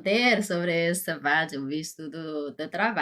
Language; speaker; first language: Portuguese; non-native, fluent; Chinese